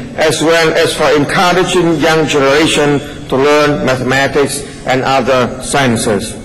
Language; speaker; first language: English; non-native, fluent; Vietnamese